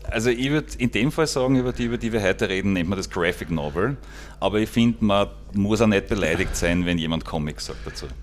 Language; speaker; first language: German; native; German